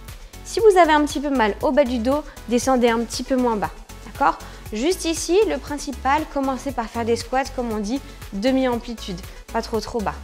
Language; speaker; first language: French; native; French